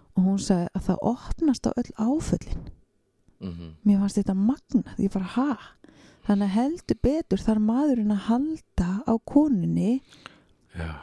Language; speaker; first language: Icelandic; native; Icelandic